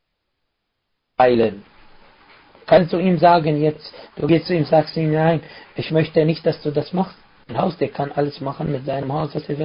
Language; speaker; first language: German; non-native, fluent; Arabic